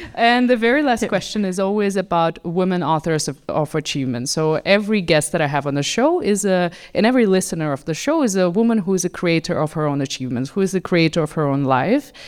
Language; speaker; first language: English; non-native, fluent; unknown